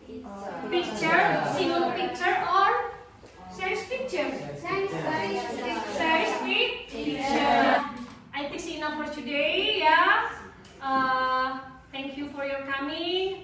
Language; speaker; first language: English; non-native, local second language; Indonesian